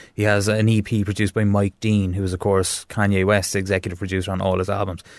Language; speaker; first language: English; native; English